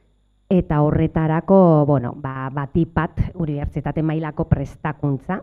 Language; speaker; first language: Basque; native; Basque